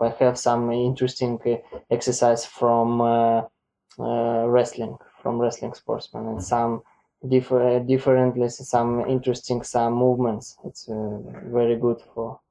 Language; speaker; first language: English; non-native, learner; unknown